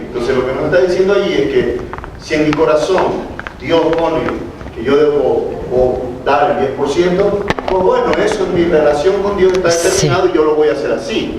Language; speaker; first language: Spanish; native; Spanish